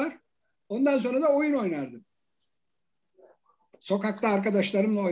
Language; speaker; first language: Turkish; native; Turkish